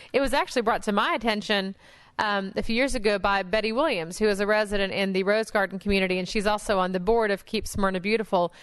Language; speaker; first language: English; native; English